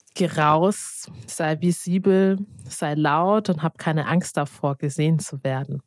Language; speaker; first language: German; native; German